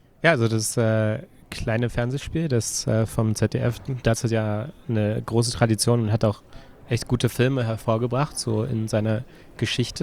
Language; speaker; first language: German; native; German